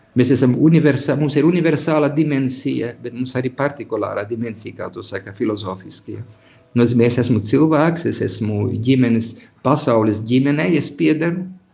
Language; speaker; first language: Latvian; early bilingual, heritage; Latvian